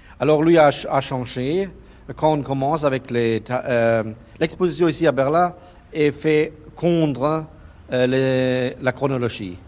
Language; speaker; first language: French; non-native, learner; German